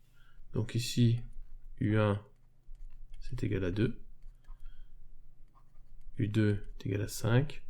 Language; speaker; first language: French; native; French